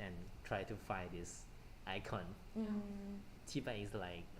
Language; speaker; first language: English; non-native, fluent; Thai